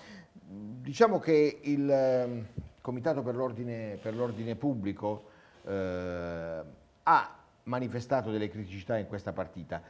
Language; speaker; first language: Italian; native; Italian